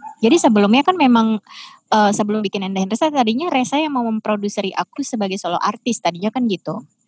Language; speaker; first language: Indonesian; native; Indonesian